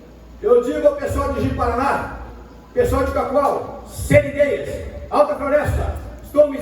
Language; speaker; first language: Portuguese; native; Portuguese